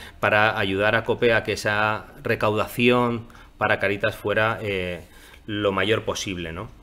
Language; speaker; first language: Spanish; non-native, local second language; Catalan